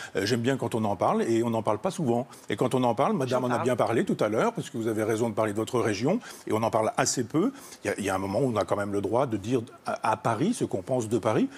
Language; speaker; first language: French; native; French